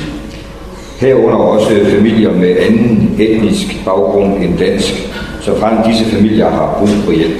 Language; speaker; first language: Danish; native; Danish